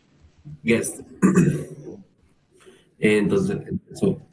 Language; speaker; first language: English; non-native, learner; Spanish